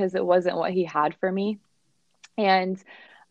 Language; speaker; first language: English; native; English